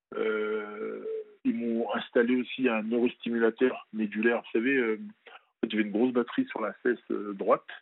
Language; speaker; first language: French; native; French